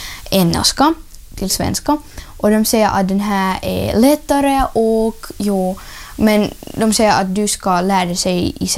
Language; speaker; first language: Swedish; early bilingual, other home language; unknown